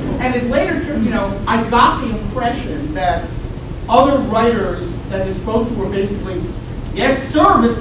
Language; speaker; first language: English; native; English